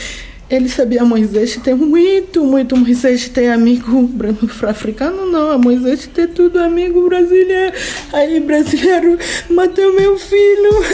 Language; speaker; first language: Portuguese; non-native, learner; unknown